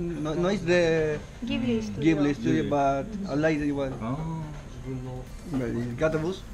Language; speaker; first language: English; non-native, learner; Spanish